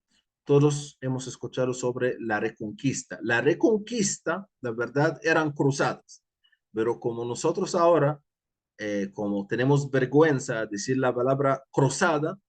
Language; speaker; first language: Spanish; non-native, fluent; Arabic